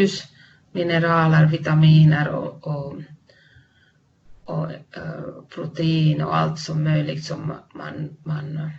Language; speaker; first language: Swedish; non-native, fluent; Finnish